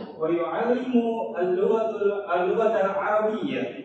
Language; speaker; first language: Arabic; non-native, learner; Indonesian